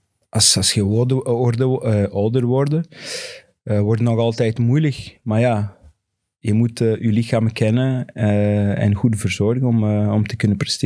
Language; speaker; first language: Dutch; non-native, fluent; Portuguese